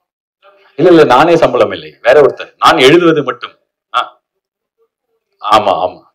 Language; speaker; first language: Tamil; native; Tamil